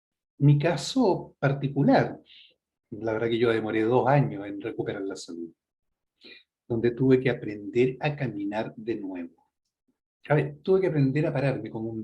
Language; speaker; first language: Spanish; native; Spanish